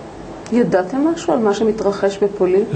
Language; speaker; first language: Hebrew; native; Hebrew